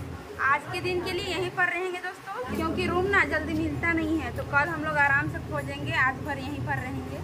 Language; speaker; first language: Hindi; native; Hindi